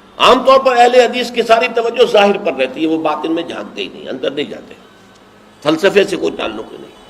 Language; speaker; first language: Urdu; native; Urdu